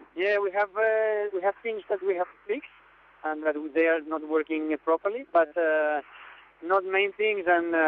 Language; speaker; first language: English; non-native, fluent; Catalan